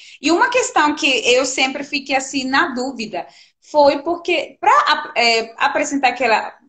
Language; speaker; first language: Portuguese; non-native, fluent; Spanish